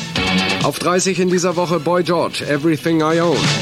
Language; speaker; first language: German; native; German